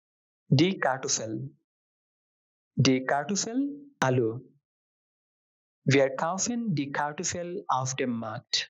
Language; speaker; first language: German; non-native, fluent; Bangla